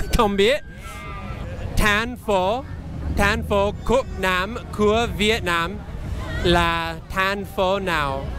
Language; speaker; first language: Vietnamese; non-native, learner; English